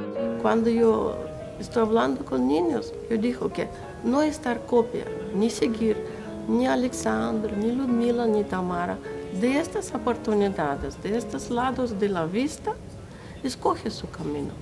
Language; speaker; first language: Spanish; non-native, learner; Russian